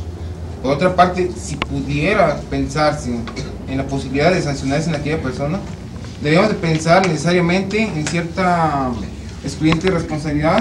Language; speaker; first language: Spanish; native; Spanish